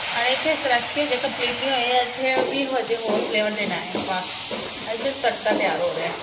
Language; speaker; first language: Hindi; non-native, local second language; Punjabi